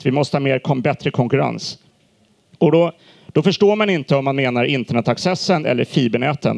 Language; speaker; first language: Swedish; native; Swedish